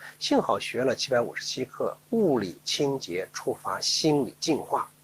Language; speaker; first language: Chinese; native; Chinese